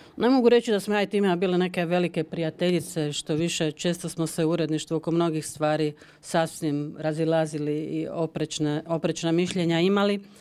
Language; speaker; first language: Croatian; early bilingual, heritage; Croatian